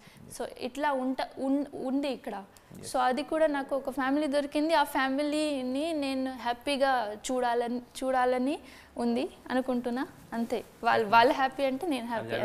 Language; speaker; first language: Telugu; non-native, fluent; Hindi